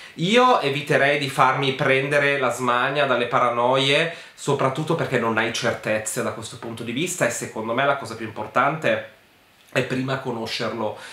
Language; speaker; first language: Italian; native; Italian